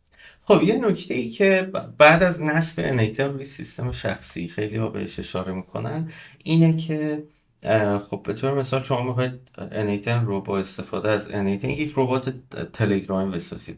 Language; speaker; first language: Persian; native; Persian